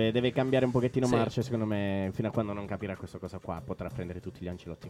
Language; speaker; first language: Italian; native; Italian